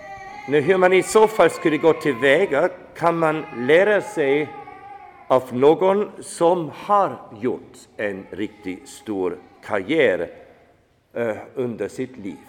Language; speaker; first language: Swedish; non-native, fluent; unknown